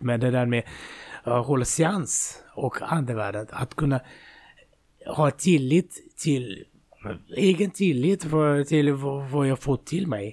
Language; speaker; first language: Swedish; non-native, fluent; Russian